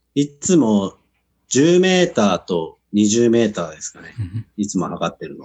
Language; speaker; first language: Japanese; native; Japanese